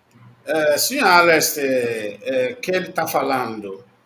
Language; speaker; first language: Portuguese; non-native, learner; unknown